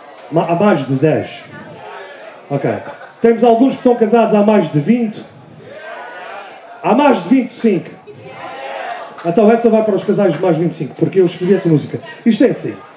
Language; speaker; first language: Portuguese; early bilingual, heritage; Portuguese